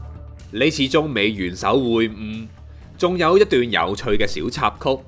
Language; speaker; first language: Chinese; non-native, local second language; Cantonese